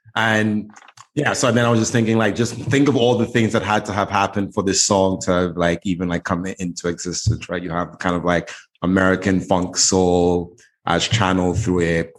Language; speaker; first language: English; native; English